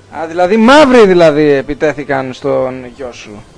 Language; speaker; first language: Greek; native; Greek